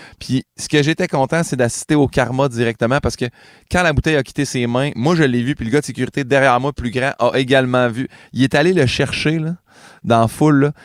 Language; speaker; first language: French; native; French